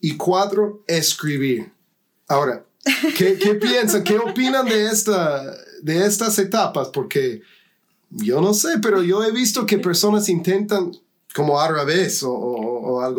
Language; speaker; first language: Spanish; non-native, fluent; English